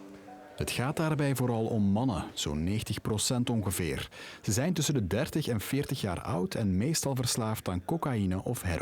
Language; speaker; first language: Dutch; native; Dutch